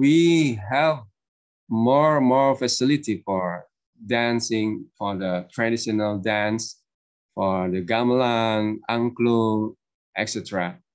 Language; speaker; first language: English; non-native, learner; Indonesian